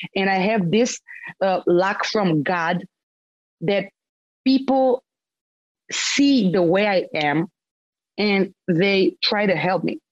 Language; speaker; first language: English; non-native, fluent; Romanian